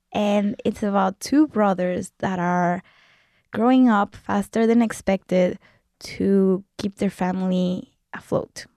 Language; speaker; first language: English; non-native, fluent; Spanish